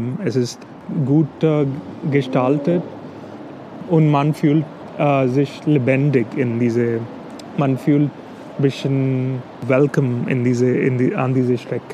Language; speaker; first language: German; non-native, fluent; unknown